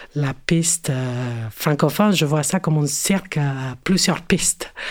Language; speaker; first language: French; non-native, fluent; Spanish